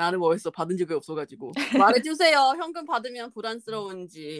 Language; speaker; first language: Korean; non-native, fluent; Chinese